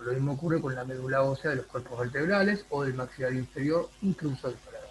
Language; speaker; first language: Spanish; native; Spanish